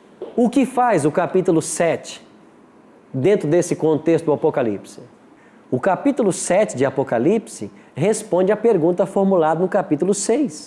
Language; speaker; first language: Portuguese; native; Portuguese